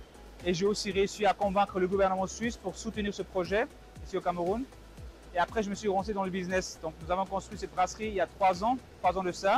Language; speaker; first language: French; non-native, local second language; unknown